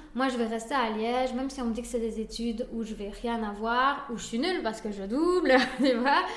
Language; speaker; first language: French; early bilingual, other home language; Spanish